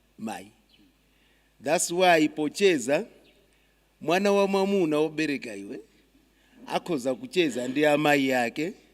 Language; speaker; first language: Nyanja; non-native, local second language; Tumbuka